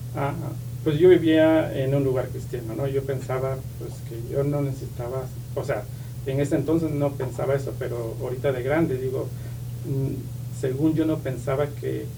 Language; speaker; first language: Spanish; native; Spanish